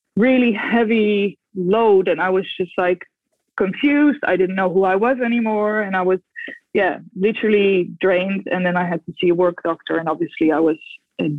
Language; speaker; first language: English; non-native, fluent; Dutch